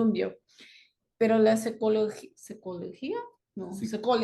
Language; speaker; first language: Spanish; non-native, fluent; English